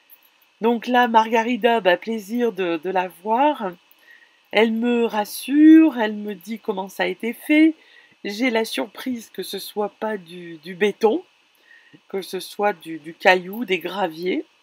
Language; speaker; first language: French; native; French